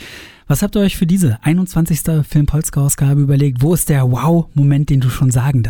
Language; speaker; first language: German; native; German